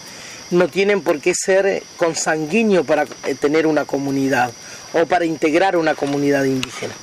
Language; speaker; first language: Spanish; native; Spanish